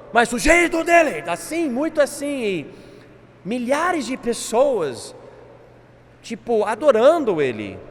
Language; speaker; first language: Portuguese; non-native, fluent; English